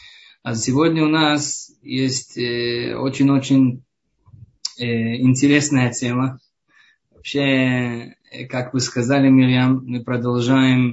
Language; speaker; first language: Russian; early bilingual, heritage; Hebrew